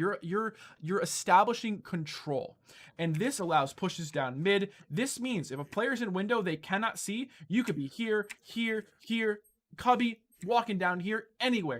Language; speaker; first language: English; native; English